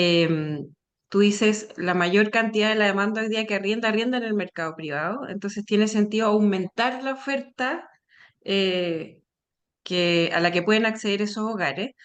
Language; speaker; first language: Spanish; native; Spanish